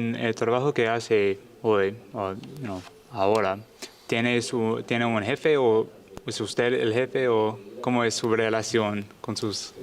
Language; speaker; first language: Spanish; non-native, learner; English